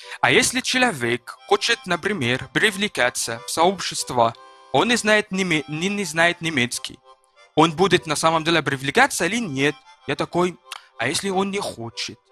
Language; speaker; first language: Russian; non-native, learner; Arabic